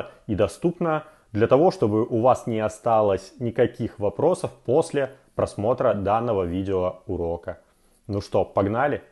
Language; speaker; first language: Russian; native; Russian